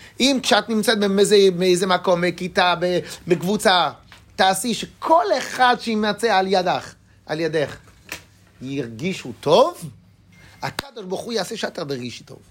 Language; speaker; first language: Hebrew; non-native, fluent; French